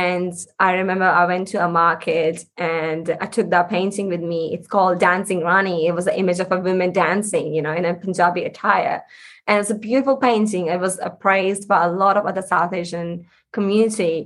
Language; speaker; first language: English; non-native, local second language; Punjabi